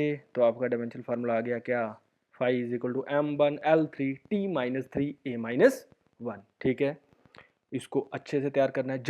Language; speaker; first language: Hindi; native; Hindi